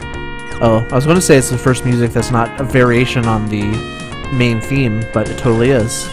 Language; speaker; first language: English; native; English